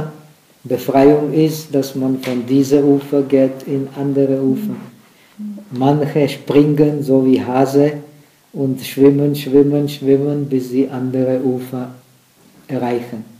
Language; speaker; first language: German; non-native, fluent; Czech